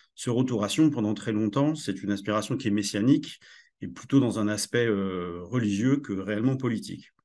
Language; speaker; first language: French; native; French